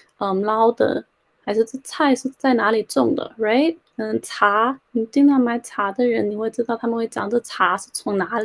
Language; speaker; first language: Chinese; early bilingual, heritage; Chinese